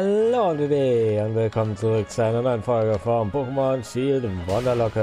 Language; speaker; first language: German; native; German